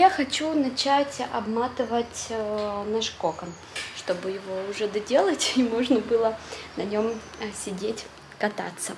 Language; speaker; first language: Russian; native; Russian